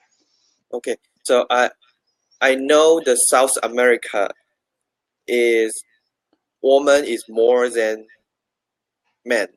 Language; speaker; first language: English; non-native, learner; Chinese